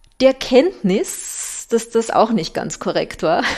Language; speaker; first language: German; native; German